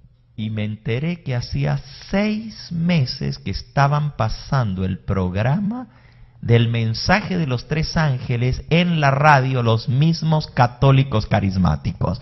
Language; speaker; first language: Spanish; native; Spanish